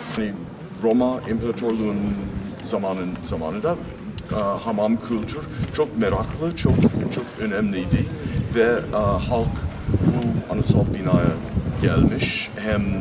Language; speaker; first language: Turkish; non-native, learner; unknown